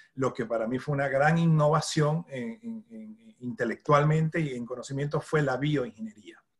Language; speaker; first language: Spanish; native; Spanish